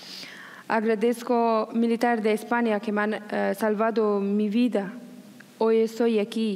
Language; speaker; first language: Spanish; non-native, learner; Persian